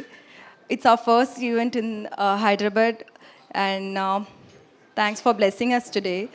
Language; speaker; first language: Telugu; non-native, local second language; Tamil